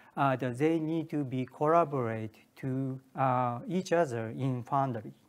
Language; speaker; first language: English; non-native, learner; Japanese